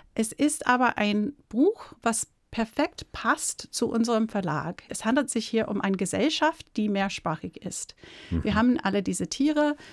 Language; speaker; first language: German; non-native, fluent; English